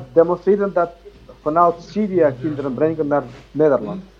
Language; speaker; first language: Dutch; non-native, learner; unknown